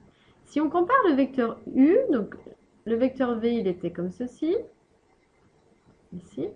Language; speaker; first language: French; native; French